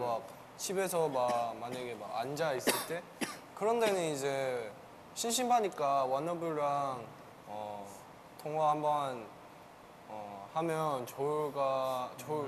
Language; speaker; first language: Korean; non-native, learner; Chinese